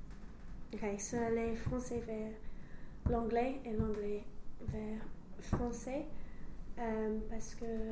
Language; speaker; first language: French; non-native, learner; English